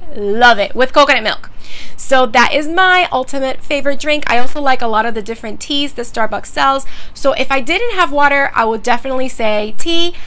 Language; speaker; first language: English; early bilingual, other home language; Spanish